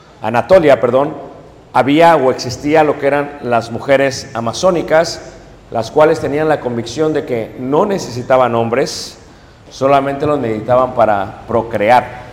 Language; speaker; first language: Spanish; native; Spanish